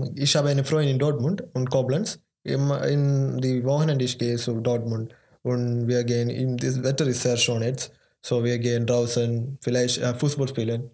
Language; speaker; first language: German; non-native, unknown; Malayalam